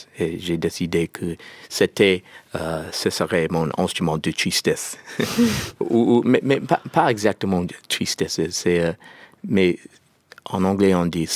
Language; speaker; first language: French; non-native, learner; English